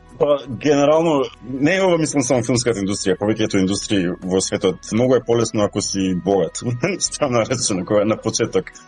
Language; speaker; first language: Macedonian; native; Macedonian